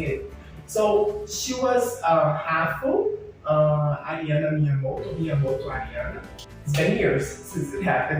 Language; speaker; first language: English; non-native, fluent; Portuguese